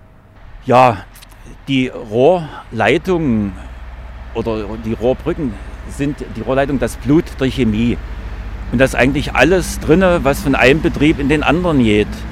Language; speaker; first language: German; native; German